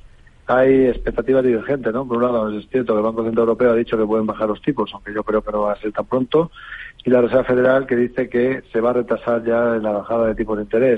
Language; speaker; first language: Spanish; native; Spanish